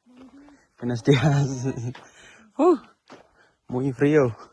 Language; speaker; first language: Spanish; non-native, learner; Indonesian